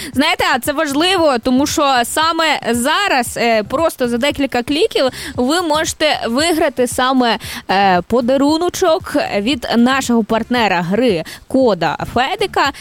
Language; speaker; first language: Ukrainian; native; Ukrainian